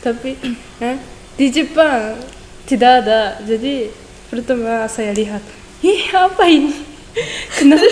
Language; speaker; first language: Indonesian; non-native, learner; Japanese